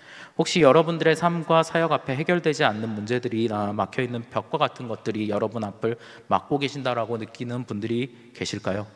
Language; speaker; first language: Korean; native; Korean